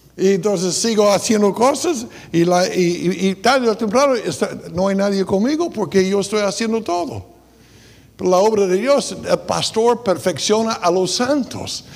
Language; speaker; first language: Spanish; non-native, fluent; English